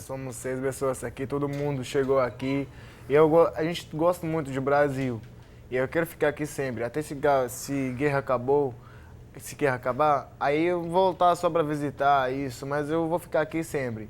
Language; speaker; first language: Portuguese; non-native, learner; Arabic